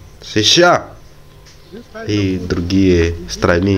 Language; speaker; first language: Russian; non-native, fluent; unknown